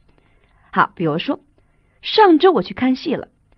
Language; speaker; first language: Chinese; native; Chinese